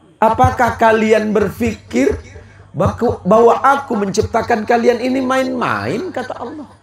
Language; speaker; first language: Indonesian; native; Indonesian